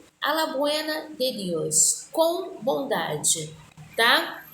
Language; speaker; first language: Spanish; non-native, fluent; Portuguese